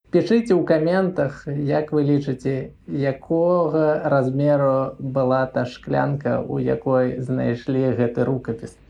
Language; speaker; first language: Belarusian; non-native, local second language; Russian